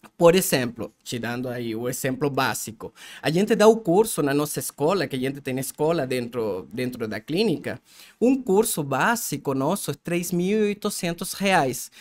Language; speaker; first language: Portuguese; non-native, fluent; Spanish